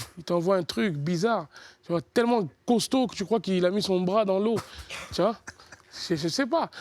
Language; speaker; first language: French; early bilingual, other home language; Lingala